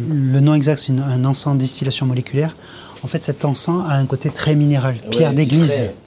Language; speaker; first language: French; native; French